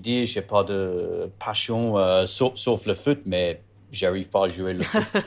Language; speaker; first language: French; non-native, learner; English